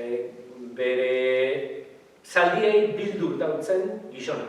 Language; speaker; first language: Basque; native; Basque